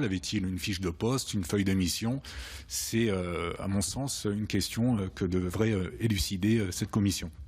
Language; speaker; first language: French; native; French